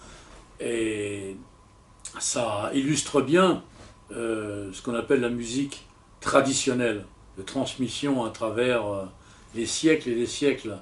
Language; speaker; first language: French; native; French